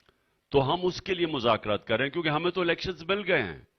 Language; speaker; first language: Urdu; native; Urdu